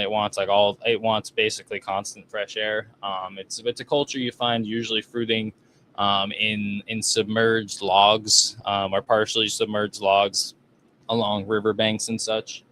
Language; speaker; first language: English; native; English